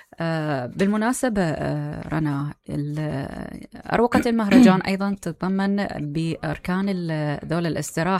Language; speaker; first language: Arabic; native; Arabic